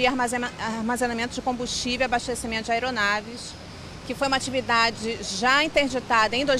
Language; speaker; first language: Portuguese; native; Portuguese